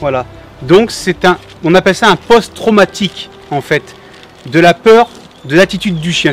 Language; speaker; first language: French; native; French